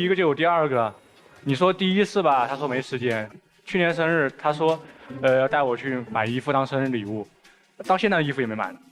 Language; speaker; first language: Chinese; native; Chinese